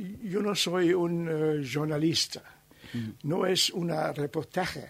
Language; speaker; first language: Spanish; non-native, learner; German